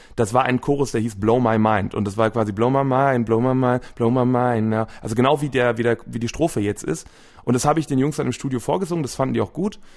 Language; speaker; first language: German; native; German